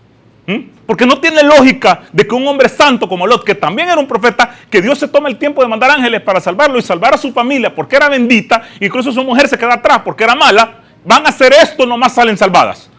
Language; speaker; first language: Spanish; native; Spanish